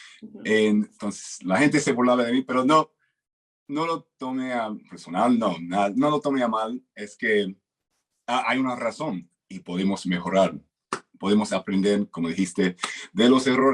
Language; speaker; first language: Spanish; non-native, fluent; English